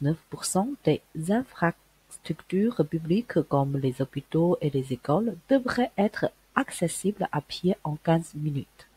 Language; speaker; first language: French; non-native, fluent; Chinese